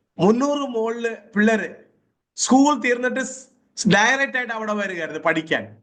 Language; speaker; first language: Malayalam; native; Malayalam